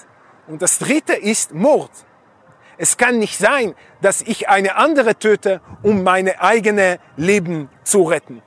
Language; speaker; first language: German; non-native, fluent; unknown